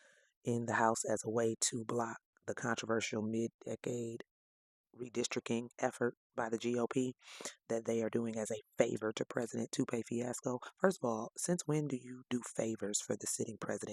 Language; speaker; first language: English; native; English